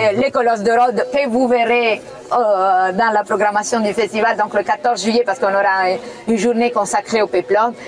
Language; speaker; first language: French; non-native, fluent; Italian